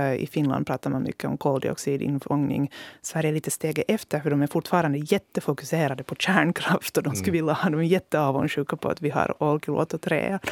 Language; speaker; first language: Swedish; native; Swedish